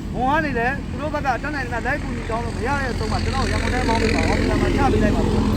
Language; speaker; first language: Burmese; non-native, local second language; Tedim Chin